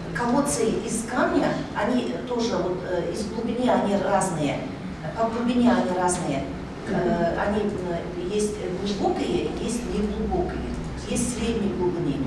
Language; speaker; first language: Russian; non-native, local second language; Kazakh